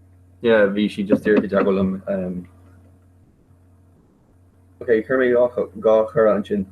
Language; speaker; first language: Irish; non-native, local second language; English